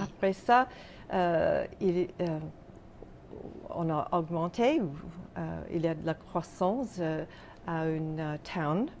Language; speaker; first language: French; non-native, local second language; English